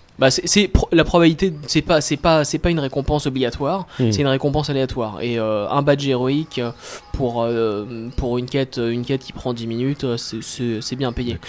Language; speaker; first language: French; native; French